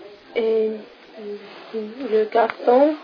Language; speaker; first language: French; non-native, learner; English